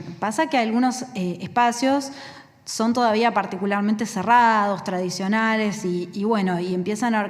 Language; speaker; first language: Spanish; native; Spanish